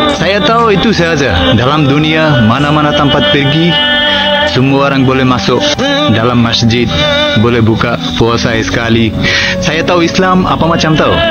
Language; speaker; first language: Malay; non-native, learner; Bangla